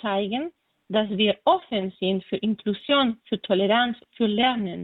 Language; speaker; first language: German; non-native, fluent; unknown